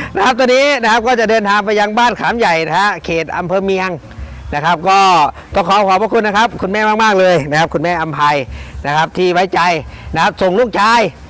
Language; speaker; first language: Thai; non-native, local second language; Northeastern Thai